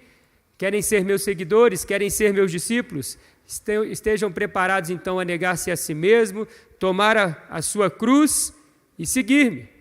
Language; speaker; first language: Portuguese; native; Portuguese